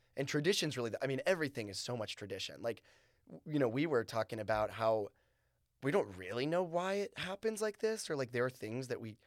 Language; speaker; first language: English; native; English